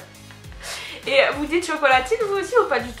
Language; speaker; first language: French; native; French